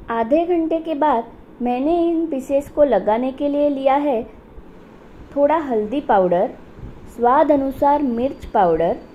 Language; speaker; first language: Hindi; non-native, local second language; Marathi